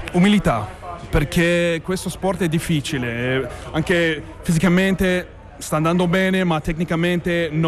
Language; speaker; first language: Italian; non-native, fluent; English